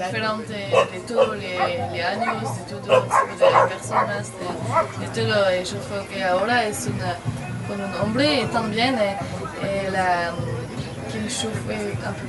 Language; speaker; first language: Spanish; non-native, learner; French